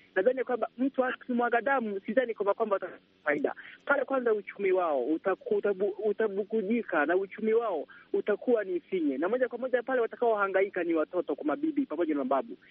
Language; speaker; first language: Swahili; native; Swahili